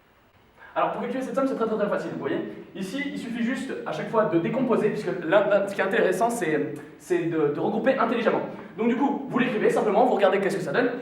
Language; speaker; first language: French; native; French